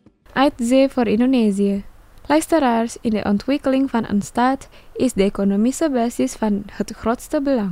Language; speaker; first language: Dutch; non-native, fluent; Indonesian